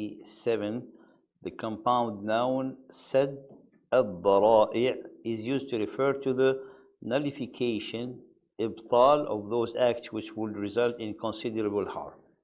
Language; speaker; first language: English; non-native, fluent; Arabic